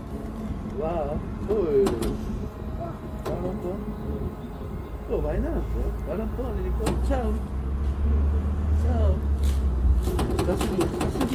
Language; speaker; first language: Italian; native; Italian